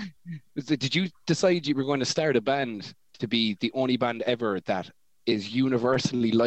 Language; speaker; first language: English; native; English